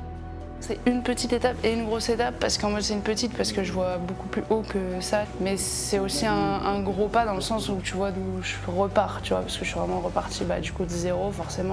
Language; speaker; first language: French; native; French